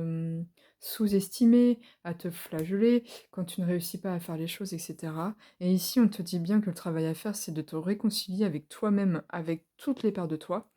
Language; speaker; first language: French; native; French